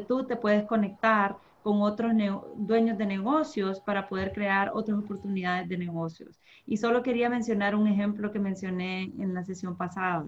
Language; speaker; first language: Spanish; early bilingual, heritage; Spanish